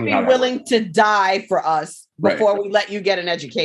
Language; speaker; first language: English; native; English